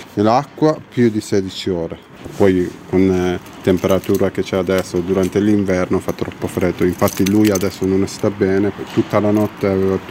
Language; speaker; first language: Italian; non-native, fluent; Persian